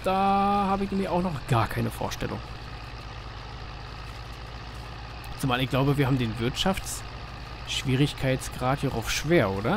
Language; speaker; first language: German; native; German